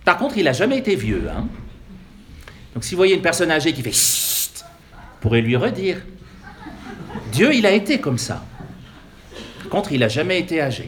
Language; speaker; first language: French; native; French